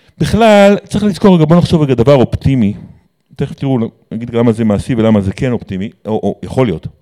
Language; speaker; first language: Hebrew; native; Hebrew